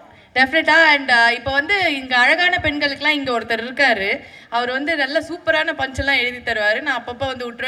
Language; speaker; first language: Tamil; native; Tamil